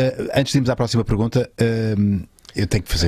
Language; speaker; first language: Portuguese; native; Portuguese